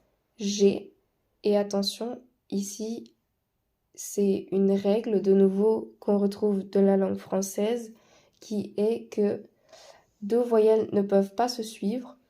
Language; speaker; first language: French; non-native, fluent; Spanish